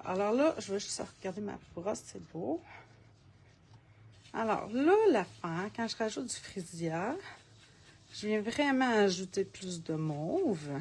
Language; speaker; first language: French; native; French